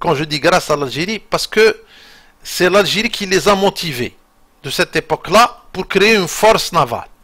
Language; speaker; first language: French; non-native, local second language; Arabic